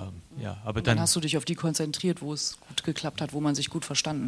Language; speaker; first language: German; native; German